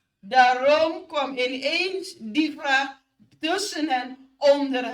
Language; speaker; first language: Dutch; non-native, fluent; Indonesian